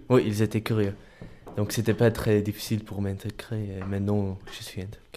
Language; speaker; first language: French; non-native, local second language; Dutch